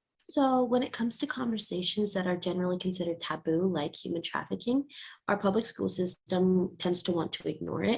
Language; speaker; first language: English; native; English